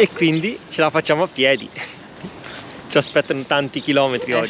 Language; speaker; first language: Italian; native; Italian